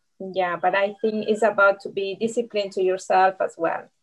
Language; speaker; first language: English; non-native, fluent; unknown